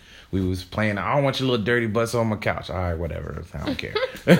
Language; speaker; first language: English; native; English